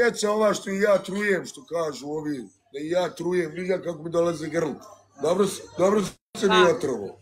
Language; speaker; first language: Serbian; early bilingual, heritage; Bosnian